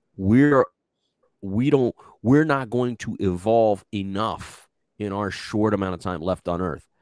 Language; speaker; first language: English; native; English